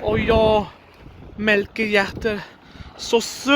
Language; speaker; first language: Norwegian; non-native, learner; German